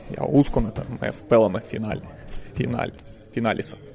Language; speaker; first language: Finnish; non-native, learner; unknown